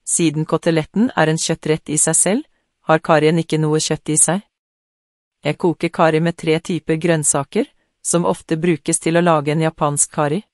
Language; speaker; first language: Norwegian; non-native, learner; Vietnamese